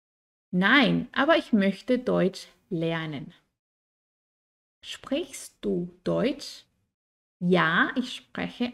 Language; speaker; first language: German; non-native, fluent; Spanish